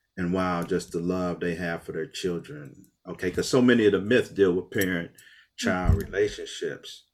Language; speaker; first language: English; native; English